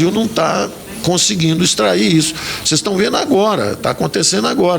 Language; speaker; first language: Portuguese; native; Portuguese